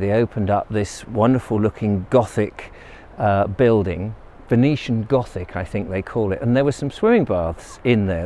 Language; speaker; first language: English; native; English